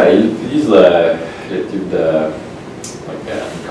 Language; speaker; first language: French; non-native, learner; Polish